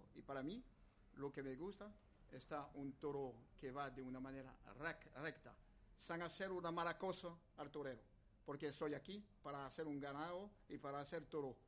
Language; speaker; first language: Spanish; non-native, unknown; French